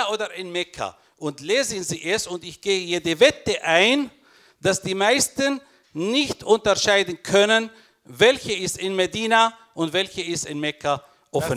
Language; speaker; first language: German; non-native, fluent; Arabic